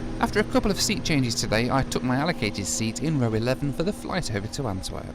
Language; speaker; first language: English; native; English